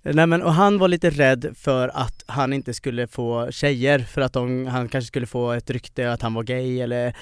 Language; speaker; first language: Swedish; early bilingual, other home language; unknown